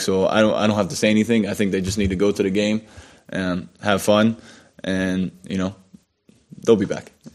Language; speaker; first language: English; native; English